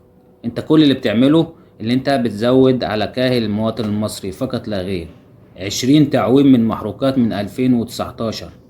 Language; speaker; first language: Arabic; native; Arabic